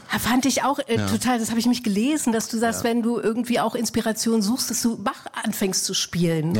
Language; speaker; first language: German; native; German